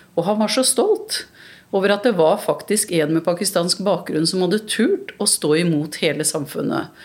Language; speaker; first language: Norwegian; early bilingual, other home language; Urdu